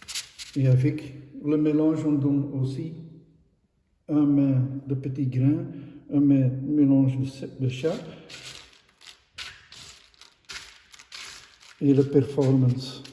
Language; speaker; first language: French; non-native, local second language; Dutch